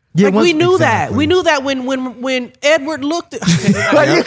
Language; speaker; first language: English; native; English